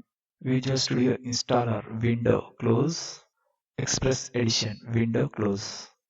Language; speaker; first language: English; non-native, learner; Telugu